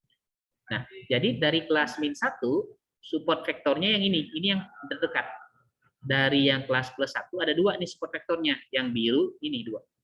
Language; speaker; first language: Indonesian; native; Indonesian